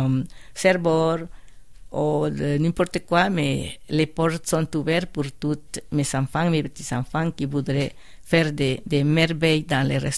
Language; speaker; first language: French; non-native, fluent; Spanish